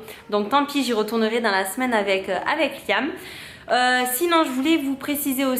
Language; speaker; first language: French; native; French